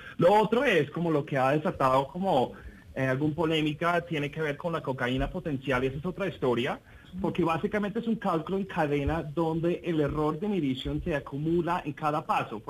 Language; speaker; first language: Spanish; non-native, fluent; English